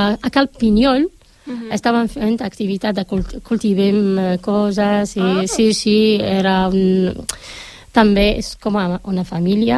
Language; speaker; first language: Catalan; non-native, learner; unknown